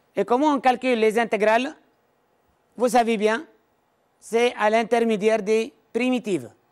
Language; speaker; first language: French; non-native, local second language; Arabic